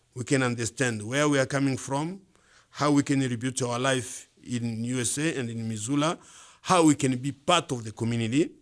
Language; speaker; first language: English; non-native, learner; Swahili